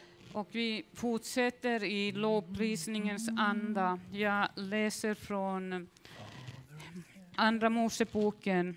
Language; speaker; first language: Swedish; non-native, fluent; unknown